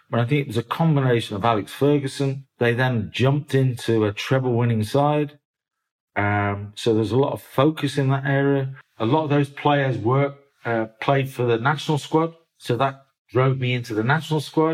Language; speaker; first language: English; native; English